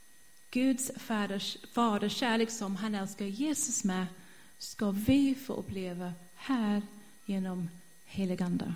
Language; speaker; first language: Swedish; non-native, fluent; English